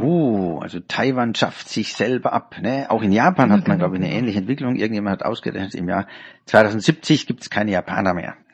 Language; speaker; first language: German; native; German